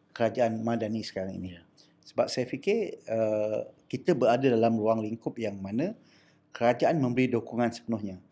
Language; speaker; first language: Malay; native; Malay